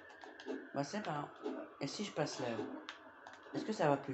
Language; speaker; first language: French; native; French